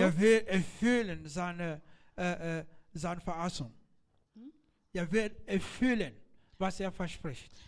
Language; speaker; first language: German; non-native, learner; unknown